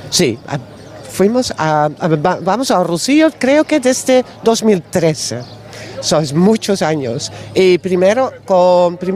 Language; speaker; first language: Spanish; non-native, learner; Dutch